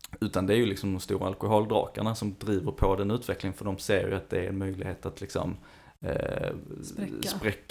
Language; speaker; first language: Swedish; native; Swedish